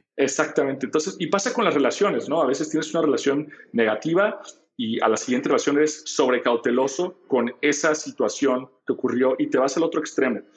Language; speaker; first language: Spanish; native; Spanish